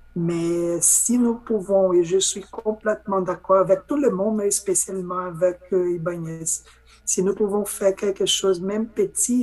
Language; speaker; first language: French; non-native, learner; Portuguese